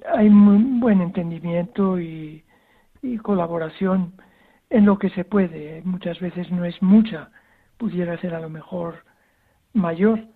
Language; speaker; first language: Spanish; native; Spanish